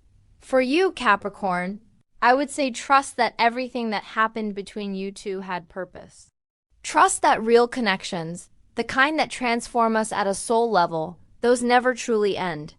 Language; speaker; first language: English; native; English